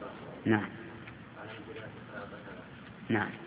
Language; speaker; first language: Arabic; native; Arabic